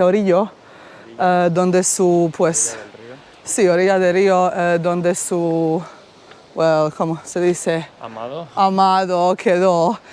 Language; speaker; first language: Spanish; non-native, fluent; Bosnian